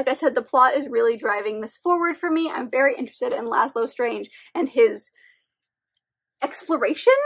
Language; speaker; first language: English; native; English